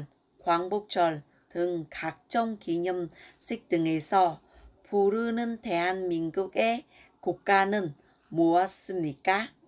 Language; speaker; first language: Korean; non-native, learner; Vietnamese